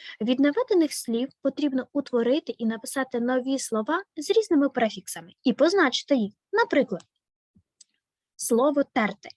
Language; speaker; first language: Ukrainian; native; Ukrainian